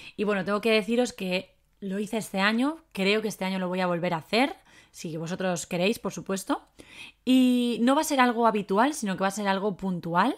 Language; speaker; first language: Spanish; native; Spanish